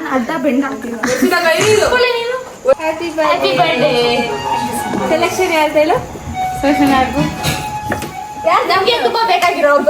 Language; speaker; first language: Kannada; native; Kannada